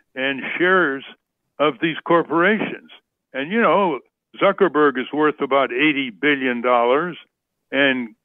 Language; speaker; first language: English; native; English